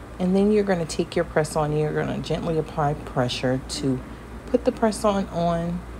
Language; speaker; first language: English; native; English